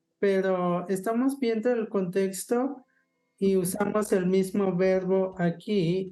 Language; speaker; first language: Spanish; non-native, local second language; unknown